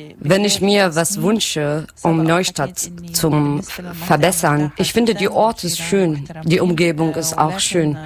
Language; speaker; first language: German; non-native, learner; Arabic